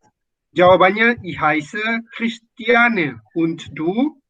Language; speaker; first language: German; non-native, fluent; Indonesian